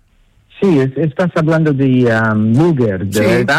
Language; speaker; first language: Spanish; non-native, learner; English